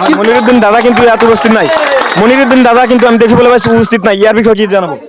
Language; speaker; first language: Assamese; non-native, local second language; Bangla